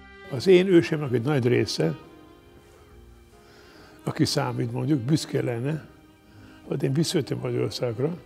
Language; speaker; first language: Hungarian; non-native, learner; German